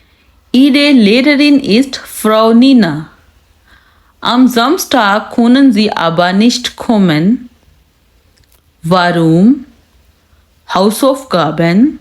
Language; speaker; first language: German; non-native, fluent; Urdu